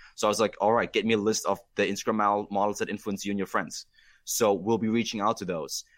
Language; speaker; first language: English; non-native, fluent; German